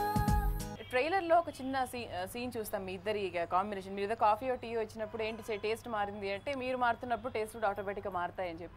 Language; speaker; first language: Telugu; native; Telugu